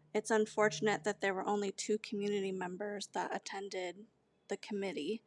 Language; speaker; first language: English; native; English